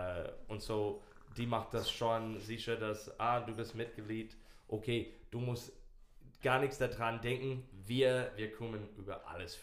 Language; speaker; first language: German; non-native, learner; English